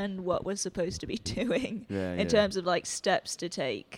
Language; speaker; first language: English; native; English